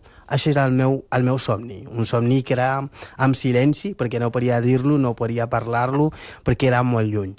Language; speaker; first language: Catalan; non-native, fluent; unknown